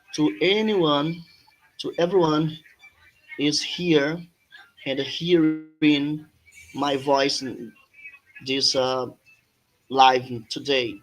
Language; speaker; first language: English; non-native, fluent; Portuguese